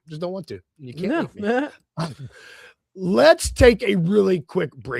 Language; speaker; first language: English; native; English